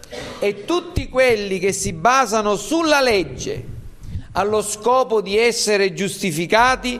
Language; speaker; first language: Italian; native; Italian